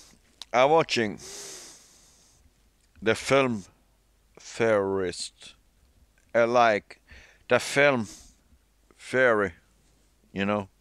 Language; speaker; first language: English; non-native, fluent; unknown